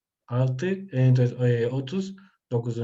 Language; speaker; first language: Turkish; non-native, fluent; Spanish